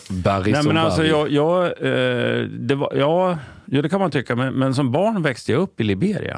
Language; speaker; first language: Swedish; native; Swedish